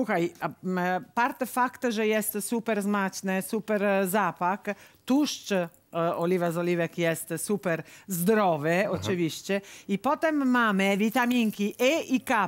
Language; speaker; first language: Polish; non-native, learner; Italian